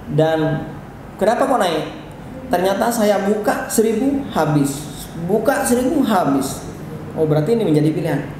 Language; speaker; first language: Indonesian; non-native, local second language; Madurese